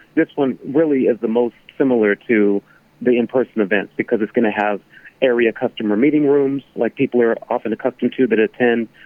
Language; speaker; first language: English; native; English